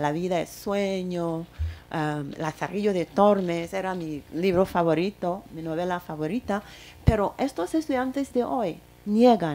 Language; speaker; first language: Spanish; non-native, fluent; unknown